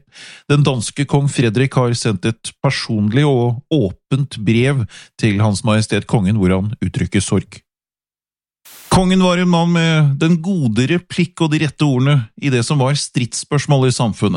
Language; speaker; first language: Norwegian; native; Norwegian